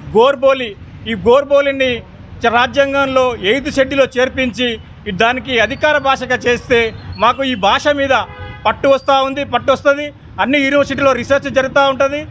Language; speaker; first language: Telugu; non-native, local second language; Lambadi